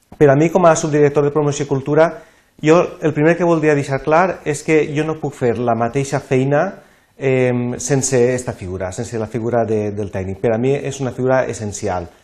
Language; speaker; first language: Catalan; native; Catalan